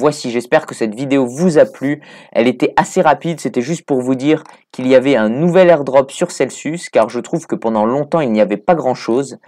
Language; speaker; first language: French; native; French